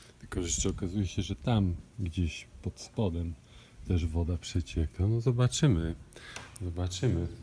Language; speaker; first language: Polish; native; Polish